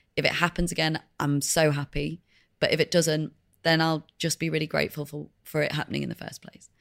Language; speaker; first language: English; native; English